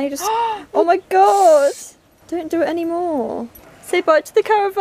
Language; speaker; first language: English; native; English